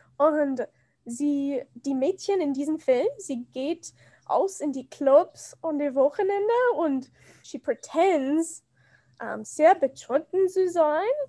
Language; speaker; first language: German; non-native, learner; English